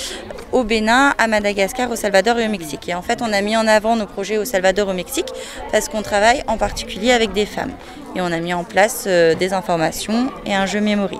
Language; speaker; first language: French; native; French